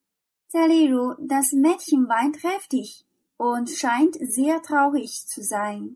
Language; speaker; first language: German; non-native, fluent; Chinese